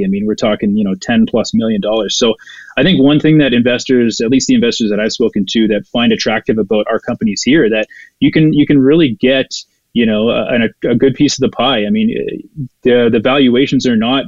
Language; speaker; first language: English; native; English